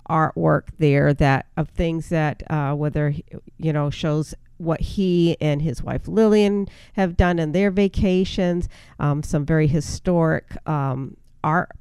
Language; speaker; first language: English; native; English